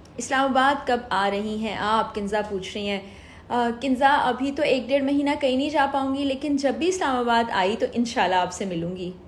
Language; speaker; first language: Urdu; native; Urdu